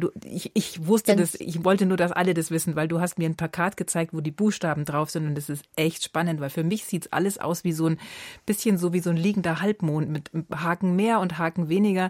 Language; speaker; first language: German; native; German